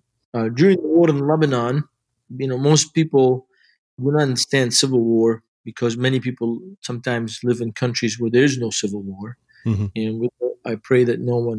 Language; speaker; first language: English; non-native, fluent; Arabic